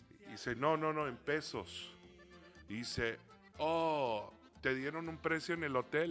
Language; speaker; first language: Spanish; early bilingual, other home language; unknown